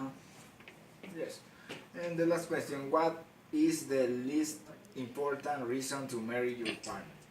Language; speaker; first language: English; non-native, learner; Spanish